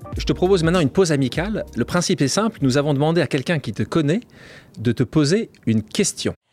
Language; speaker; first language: French; native; French